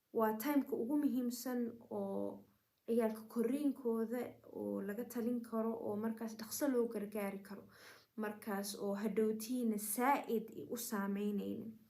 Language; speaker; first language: Somali; early bilingual, heritage; Somali